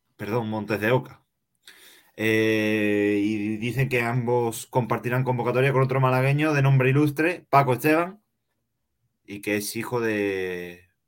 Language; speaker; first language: Spanish; native; Spanish